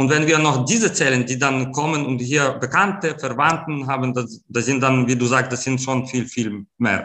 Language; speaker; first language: German; non-native, fluent; Ukrainian